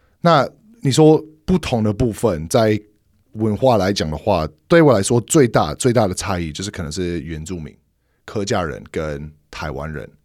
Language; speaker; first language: Chinese; non-native, fluent; English